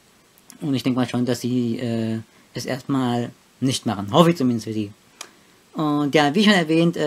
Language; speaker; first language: German; native; German